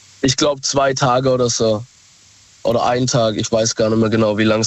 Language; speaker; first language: German; native; German